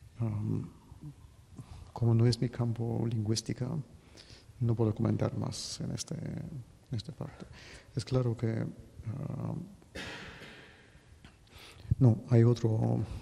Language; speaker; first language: Spanish; non-native, fluent; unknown